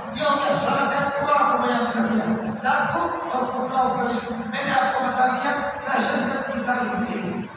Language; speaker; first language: Urdu; non-native, local second language; Baluchi